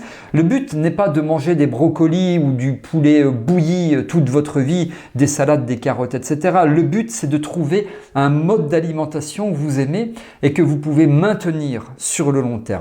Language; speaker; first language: French; native; French